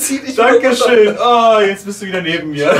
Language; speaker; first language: German; native; German